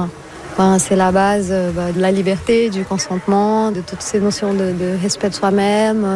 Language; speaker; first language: French; non-native, fluent; Portuguese